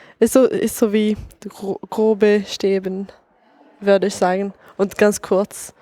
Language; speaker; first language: German; non-native, fluent; Swedish